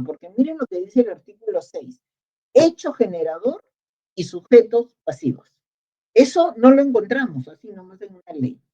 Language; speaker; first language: Spanish; native; Spanish